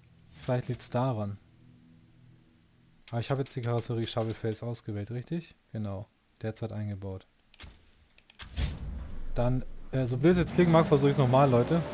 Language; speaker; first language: German; native; German